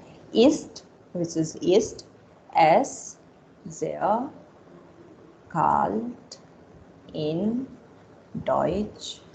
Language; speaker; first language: German; non-native, fluent; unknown